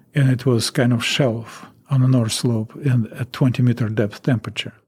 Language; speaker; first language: English; non-native, fluent; Russian